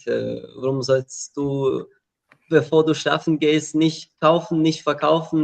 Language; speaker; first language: German; non-native, fluent; Ukrainian